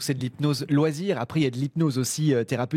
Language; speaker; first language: French; native; French